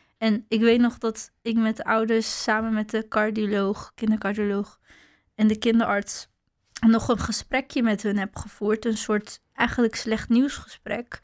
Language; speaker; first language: Dutch; early bilingual, other home language; Arabic